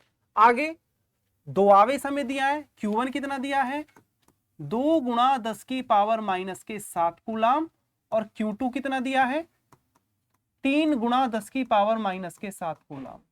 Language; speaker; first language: Hindi; native; Hindi